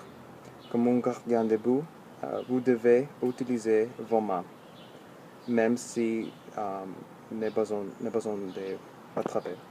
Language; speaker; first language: French; non-native, learner; English